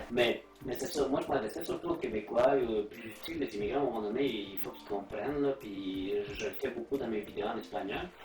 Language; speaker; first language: French; non-native, fluent; Spanish